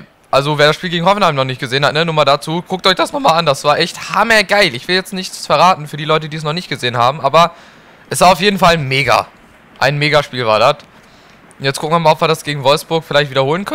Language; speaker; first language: German; native; German